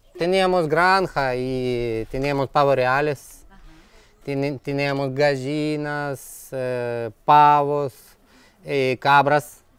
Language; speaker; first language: Spanish; non-native, learner; Russian